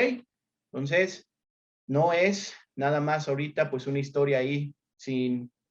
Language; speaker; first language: Spanish; native; Spanish